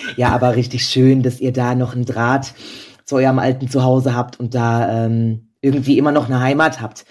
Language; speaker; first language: German; native; German